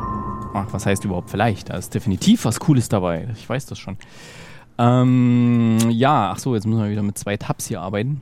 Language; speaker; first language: German; native; German